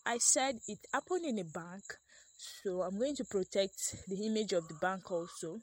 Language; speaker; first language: English; non-native, local second language; Yoruba